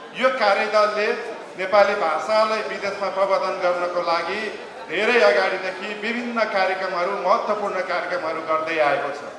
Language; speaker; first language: Nepali; native; Nepali